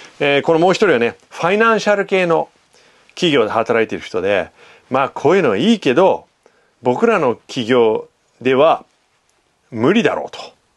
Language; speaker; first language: Japanese; non-native, fluent; English